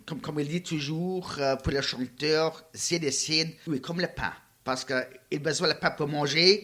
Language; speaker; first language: French; non-native, learner; Luxembourgish